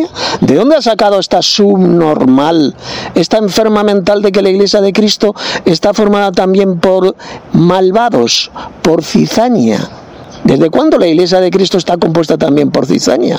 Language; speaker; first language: Spanish; native; Spanish